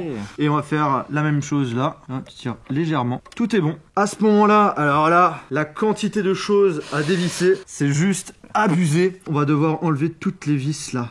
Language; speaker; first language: French; native; French